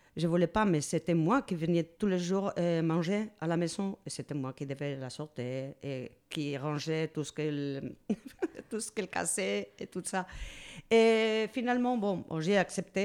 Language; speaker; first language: French; non-native, learner; Spanish